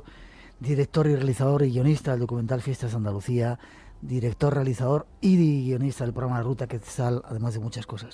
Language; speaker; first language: Spanish; native; Spanish